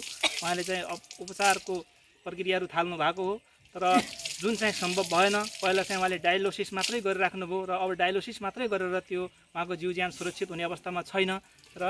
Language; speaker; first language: Nepali; native; Nepali